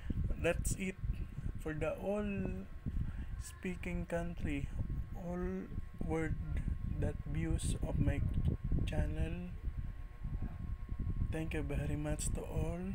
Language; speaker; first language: English; non-native, learner; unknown